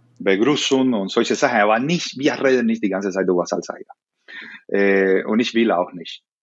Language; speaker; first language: German; non-native, learner; Spanish